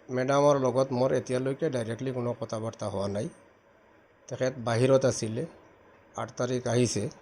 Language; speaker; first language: Assamese; non-native, local second language; Sylheti